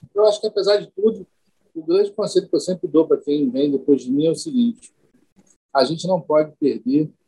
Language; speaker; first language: Portuguese; native; Portuguese